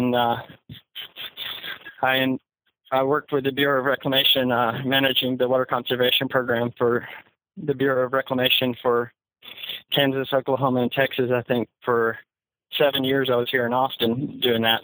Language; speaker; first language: English; native; English